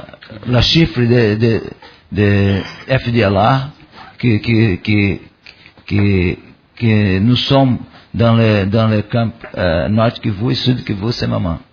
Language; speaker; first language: French; non-native, learner; Portuguese